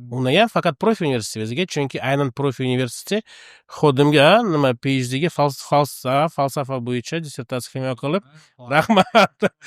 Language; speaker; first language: Uzbek; non-native, local second language; Russian